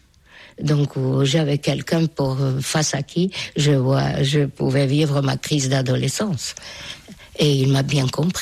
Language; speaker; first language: French; non-native, fluent; Hungarian